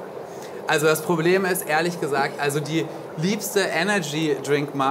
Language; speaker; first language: German; native; German